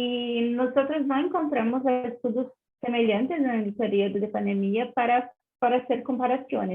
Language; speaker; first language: Spanish; non-native, learner; Portuguese